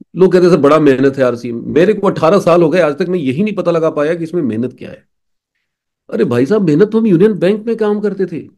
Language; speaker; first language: Hindi; native; Hindi